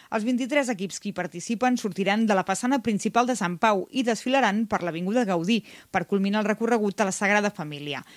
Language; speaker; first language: Catalan; native; Catalan